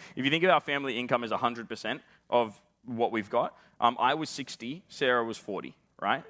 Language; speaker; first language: English; native; English